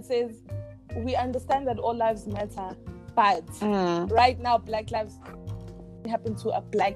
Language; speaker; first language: English; non-native, local second language; Zulu